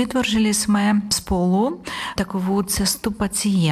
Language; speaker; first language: Czech; non-native, learner; Ukrainian